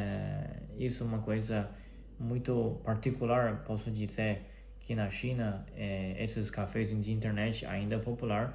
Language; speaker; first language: Portuguese; non-native, fluent; Chinese